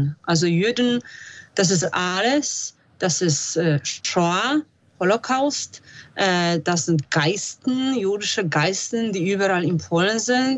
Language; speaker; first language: German; non-native, fluent; Polish